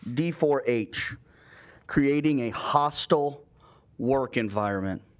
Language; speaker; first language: English; native; English